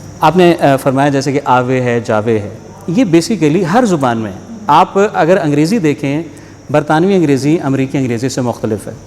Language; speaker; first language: Urdu; non-native, local second language; Punjabi